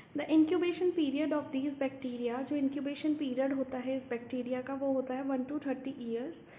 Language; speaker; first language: Hindi; native; Hindi